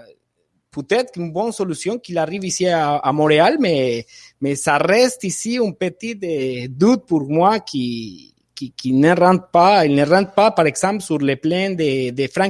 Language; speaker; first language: French; non-native, fluent; Spanish